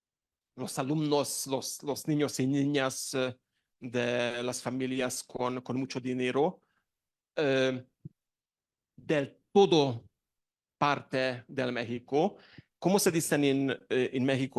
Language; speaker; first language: Spanish; non-native, learner; Hungarian